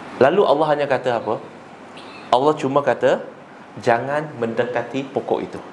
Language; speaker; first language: Malay; non-native, local second language; Chinese